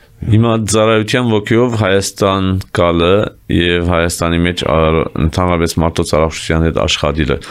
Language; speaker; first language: Armenian; early bilingual, heritage; Armenian